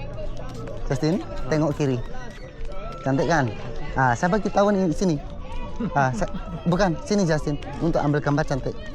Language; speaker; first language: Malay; non-native, local second language; Indonesian